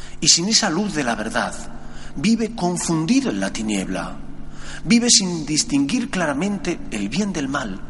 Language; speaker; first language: Spanish; native; Spanish